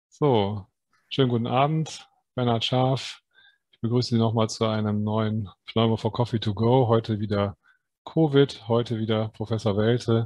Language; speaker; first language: German; native; German